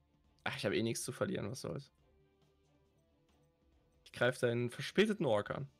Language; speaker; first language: German; native; German